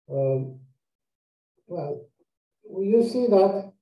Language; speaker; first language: English; non-native, fluent; Turkish